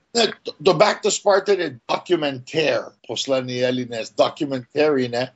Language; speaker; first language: Greek; early bilingual, heritage; Greek